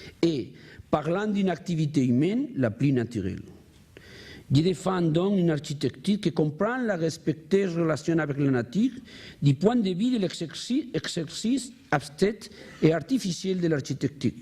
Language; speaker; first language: French; non-native, learner; Spanish